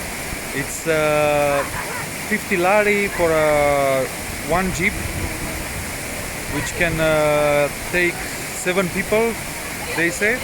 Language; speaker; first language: English; non-native, learner; Romanian